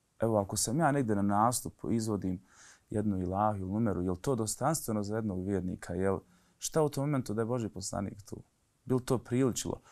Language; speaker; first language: Bosnian; native; Bosnian